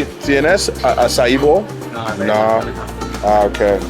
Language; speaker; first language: Spanish; non-native, learner; English